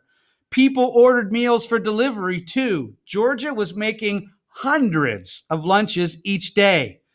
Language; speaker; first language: English; native; English